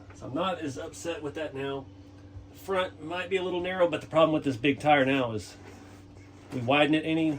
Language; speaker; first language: English; native; English